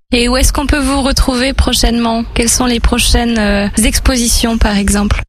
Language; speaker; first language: French; native; French